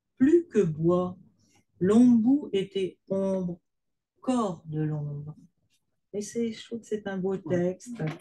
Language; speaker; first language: French; native; French